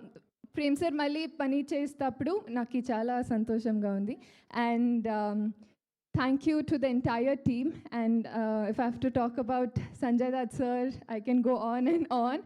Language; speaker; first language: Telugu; non-native, learner; Kannada